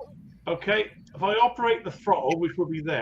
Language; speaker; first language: English; native; English